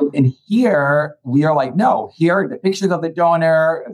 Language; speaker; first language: English; early bilingual, other home language; Spanish